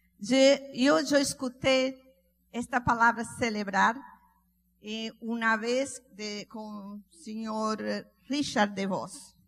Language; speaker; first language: Spanish; non-native, learner; Portuguese